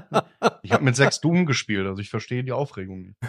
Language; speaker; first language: German; native; German